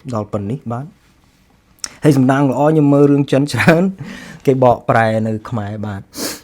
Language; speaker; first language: Khmer; early bilingual, heritage; Khmer